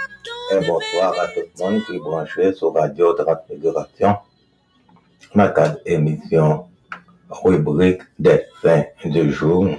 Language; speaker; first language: French; non-native, local second language; Haitian Creole